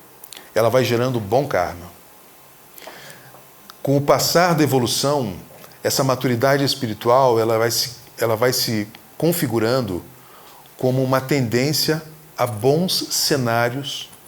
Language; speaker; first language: Portuguese; native; Portuguese